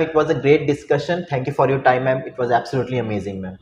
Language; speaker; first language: English; non-native, local second language; Bangla